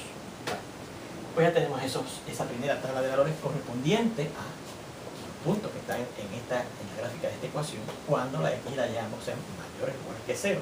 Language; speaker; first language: Spanish; native; Spanish